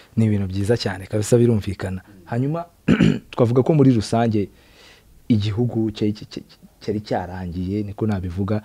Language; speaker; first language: Kinyarwanda; native; Kinyarwanda